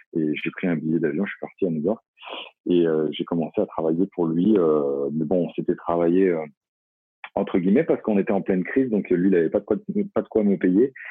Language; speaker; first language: French; native; French